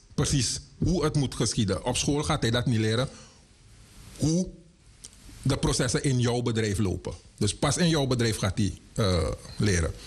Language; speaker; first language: Dutch; native; Dutch